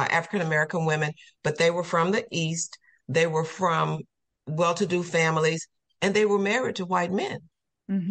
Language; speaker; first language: English; native; English